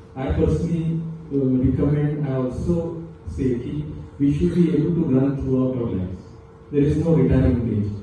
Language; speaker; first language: English; non-native, local second language; Marathi